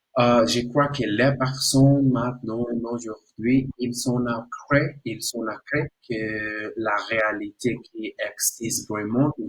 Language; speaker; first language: French; non-native, learner; Spanish